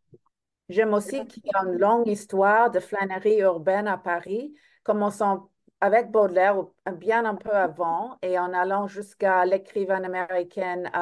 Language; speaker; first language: French; non-native, fluent; English